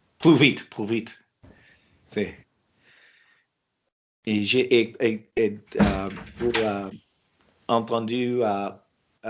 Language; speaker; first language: French; non-native, learner; English